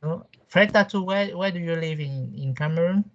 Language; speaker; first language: English; non-native, local second language; French